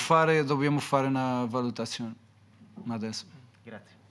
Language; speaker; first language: Italian; non-native, fluent; Portuguese